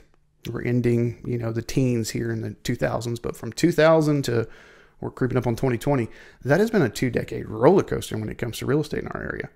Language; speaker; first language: English; native; English